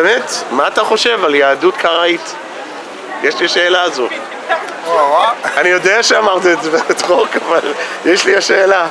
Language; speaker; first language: Hebrew; non-native, fluent; English